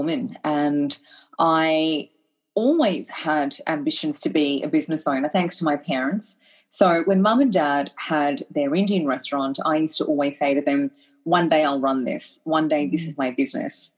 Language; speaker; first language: English; native; English